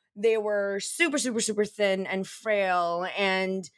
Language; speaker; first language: English; early bilingual, other home language; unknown